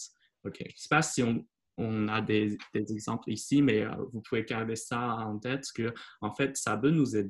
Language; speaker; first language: French; non-native, fluent; Chinese